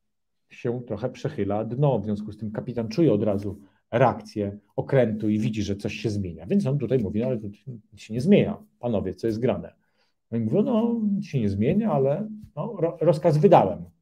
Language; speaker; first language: Polish; native; Polish